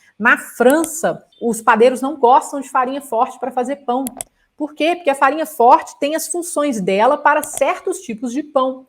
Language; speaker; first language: Portuguese; native; Portuguese